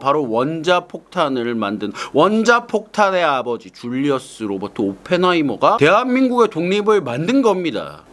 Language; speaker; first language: Korean; native; Korean